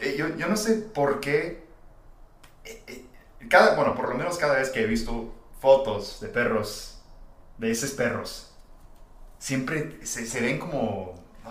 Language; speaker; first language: Spanish; non-native, fluent; English